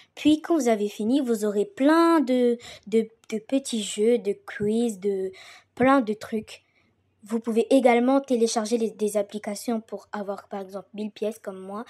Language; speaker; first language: French; native; French